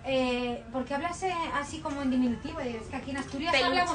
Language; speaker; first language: Spanish; native; Spanish